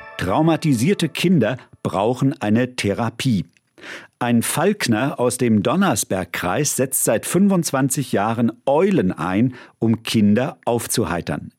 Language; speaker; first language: German; native; German